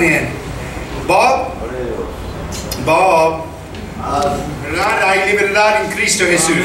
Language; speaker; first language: Spanish; non-native, fluent; English